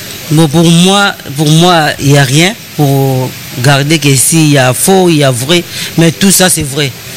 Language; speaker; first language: French; non-native, learner; Lingala